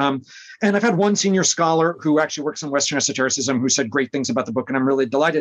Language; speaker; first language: English; native; English